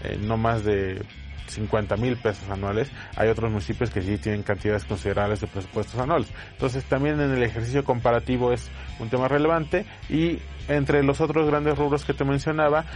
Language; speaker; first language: Spanish; native; Spanish